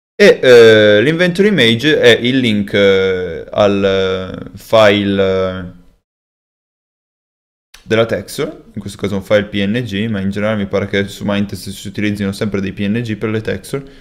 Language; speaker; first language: Italian; native; Italian